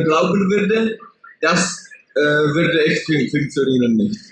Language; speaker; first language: German; non-native, learner; Czech